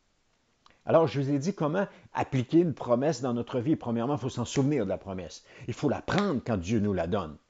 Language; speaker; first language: French; native; French